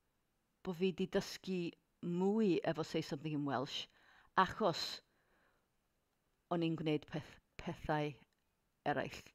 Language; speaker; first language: Welsh; non-native, learner; English